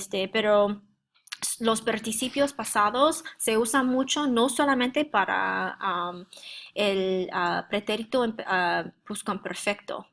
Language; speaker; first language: Spanish; non-native, fluent; English